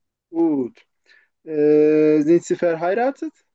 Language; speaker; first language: German; non-native, fluent; Turkish